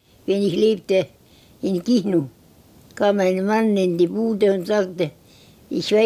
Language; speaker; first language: German; non-native, learner; Estonian